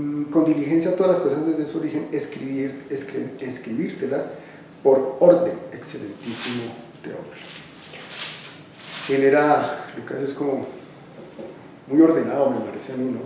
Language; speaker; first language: Spanish; native; Spanish